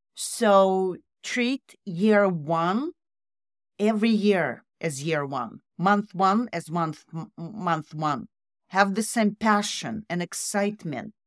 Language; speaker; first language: English; non-native, fluent; Russian